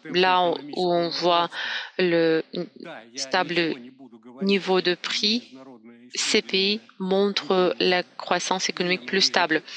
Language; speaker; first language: French; non-native, fluent; Russian